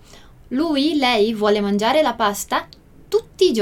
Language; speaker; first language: Italian; non-native, fluent; Portuguese